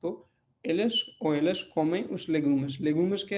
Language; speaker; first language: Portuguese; non-native, fluent; Hindi